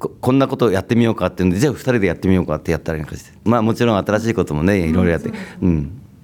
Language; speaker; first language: Japanese; native; Japanese